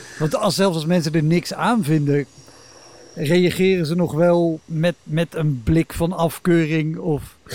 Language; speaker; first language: Dutch; native; Dutch